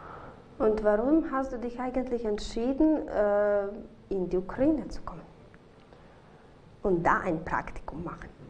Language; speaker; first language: German; non-native, fluent; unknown